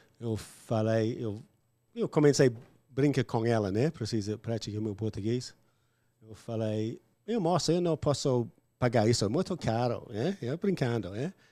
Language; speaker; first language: Portuguese; non-native, learner; English